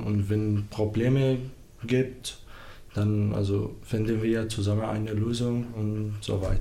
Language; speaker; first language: German; non-native, learner; Arabic